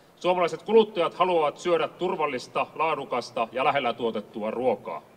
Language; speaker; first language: Finnish; native; Finnish